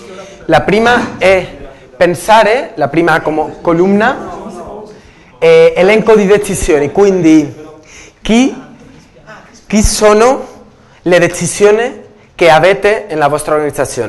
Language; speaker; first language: Italian; non-native, learner; Spanish